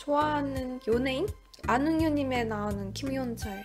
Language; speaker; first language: Korean; non-native, fluent; Japanese